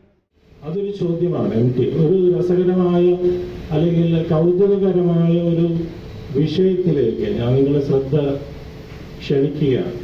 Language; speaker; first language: Malayalam; native; Malayalam